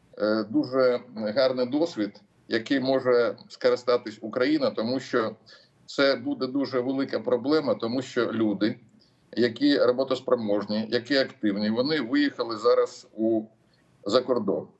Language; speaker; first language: Ukrainian; non-native, local second language; Russian